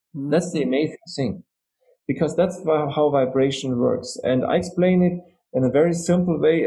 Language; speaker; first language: English; non-native, fluent; German